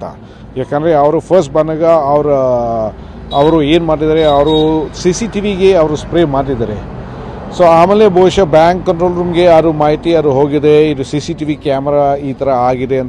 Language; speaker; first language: Kannada; non-native, learner; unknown